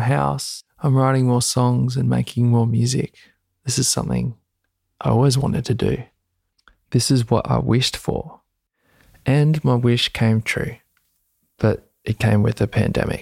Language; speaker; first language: English; native; English